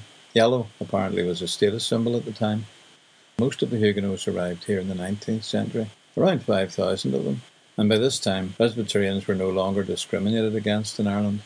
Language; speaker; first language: English; native; English